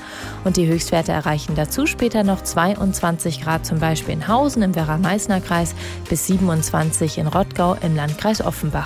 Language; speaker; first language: German; native; German